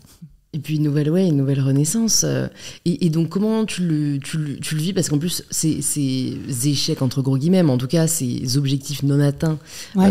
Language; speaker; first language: French; native; French